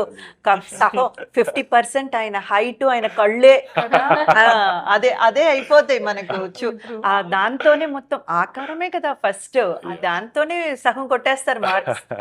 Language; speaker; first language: Telugu; native; Telugu